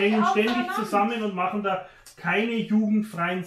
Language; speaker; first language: German; native; German